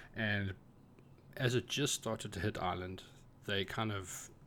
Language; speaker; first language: English; native; English